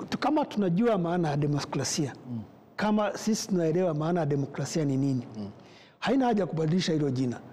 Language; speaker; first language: Swahili; non-native, local second language; Kinyarwanda